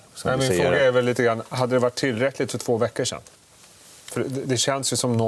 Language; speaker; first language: Swedish; native; Swedish